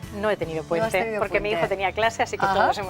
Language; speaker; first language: Spanish; native; Spanish